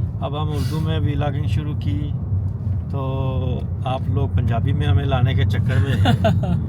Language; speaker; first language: Urdu; non-native, local second language; Punjabi